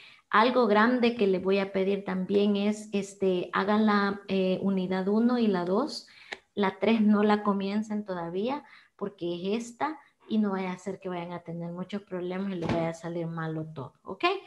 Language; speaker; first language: Spanish; native; Spanish